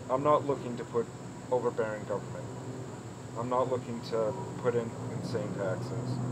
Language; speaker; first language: English; native; English